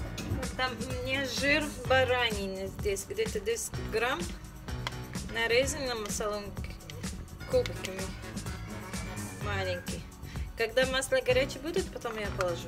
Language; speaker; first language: Russian; non-native, learner; Tajik